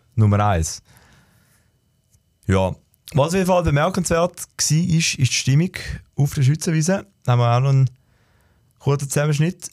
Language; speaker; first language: German; native; German